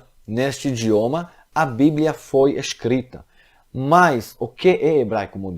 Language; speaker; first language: Portuguese; non-native, fluent; Hebrew